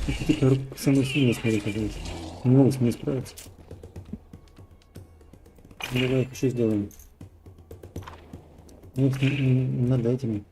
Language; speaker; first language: Russian; native; Russian